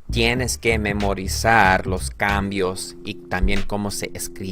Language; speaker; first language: Spanish; non-native, fluent; English